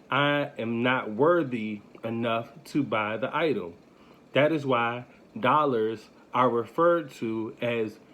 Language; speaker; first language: English; native; English